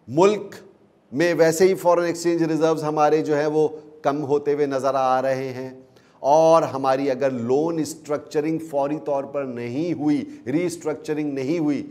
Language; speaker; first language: Urdu; native; Urdu